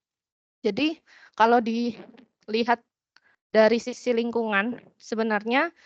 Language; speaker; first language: Indonesian; native; Indonesian